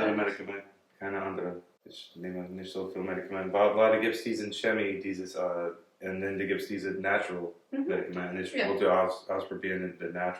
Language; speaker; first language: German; non-native, learner; English